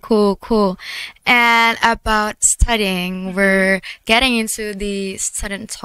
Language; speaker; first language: English; non-native, learner; Indonesian